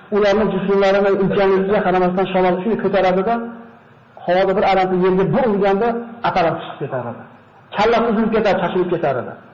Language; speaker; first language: Uzbek; native; Uzbek